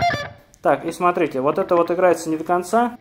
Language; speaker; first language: Russian; native; Russian